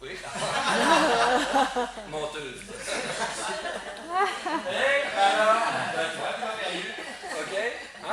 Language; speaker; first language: French; native; French